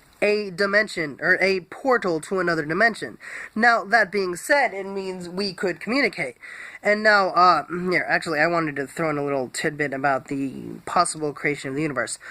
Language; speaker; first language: English; native; English